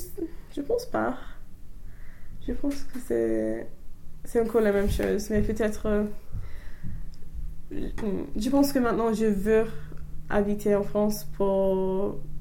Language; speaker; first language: French; non-native, fluent; English